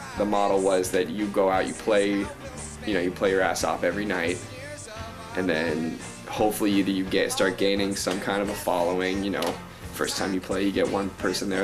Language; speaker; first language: English; native; English